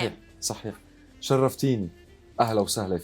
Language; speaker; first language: Arabic; native; Arabic